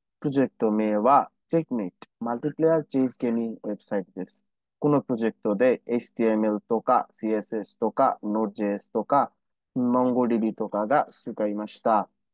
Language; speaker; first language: Japanese; non-native, learner; Bangla